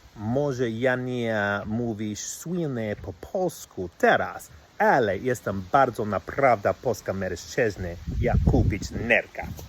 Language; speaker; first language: Polish; non-native, learner; English